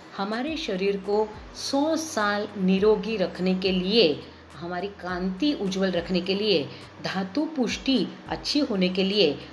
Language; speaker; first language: Hindi; non-native, local second language; Marathi